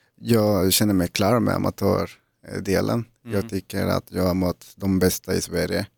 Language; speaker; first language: Swedish; non-native, fluent; Spanish